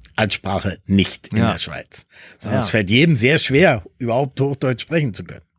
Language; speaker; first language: German; early bilingual, other home language; Spanish